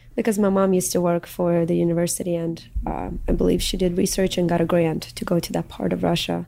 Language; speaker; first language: English; early bilingual, other home language; Russian